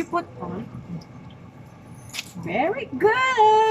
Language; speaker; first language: English; non-native, learner; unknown